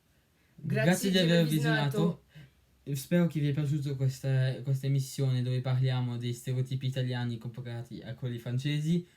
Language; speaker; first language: Italian; non-native, learner; French